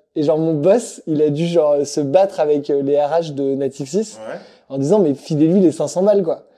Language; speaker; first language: French; native; French